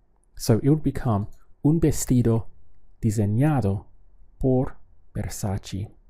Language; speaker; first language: Spanish; non-native, fluent; English